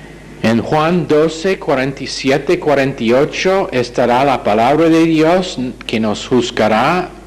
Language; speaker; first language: Spanish; non-native, fluent; English